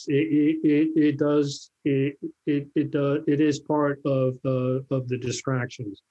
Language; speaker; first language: English; native; English